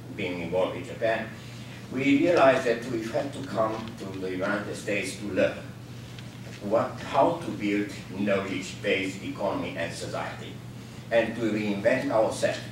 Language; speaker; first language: English; non-native, fluent; Norwegian